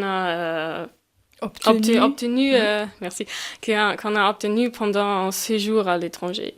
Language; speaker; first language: French; non-native, fluent; German